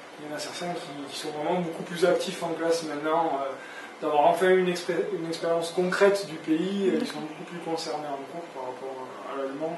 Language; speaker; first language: French; native; French